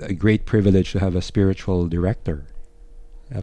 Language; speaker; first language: English; non-native, local second language; Filipino